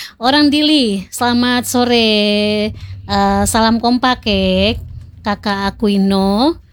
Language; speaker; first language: Indonesian; native; Indonesian